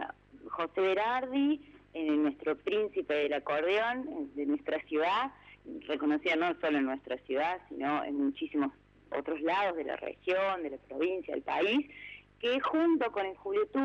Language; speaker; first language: Spanish; native; Spanish